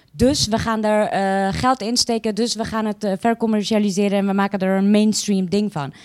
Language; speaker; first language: Dutch; early bilingual, other home language; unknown